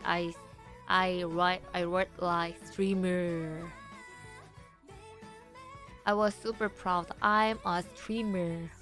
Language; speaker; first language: English; non-native, learner; Korean